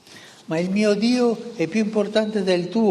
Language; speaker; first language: Italian; non-native, fluent; Spanish